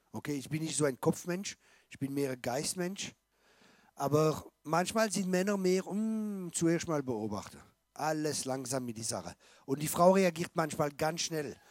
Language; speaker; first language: German; non-native, fluent; French